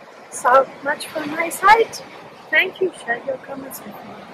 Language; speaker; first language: English; non-native, fluent; Polish